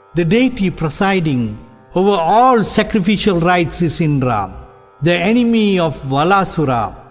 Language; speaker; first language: English; non-native, local second language; Tamil